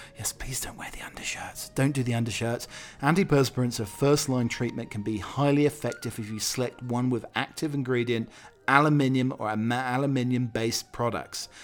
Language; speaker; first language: English; native; English